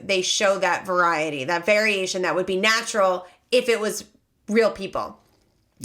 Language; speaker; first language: English; native; English